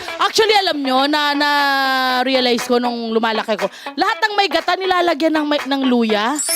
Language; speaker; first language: Filipino; native; Filipino